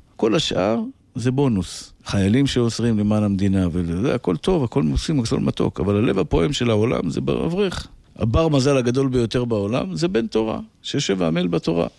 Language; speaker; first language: Hebrew; native; Hebrew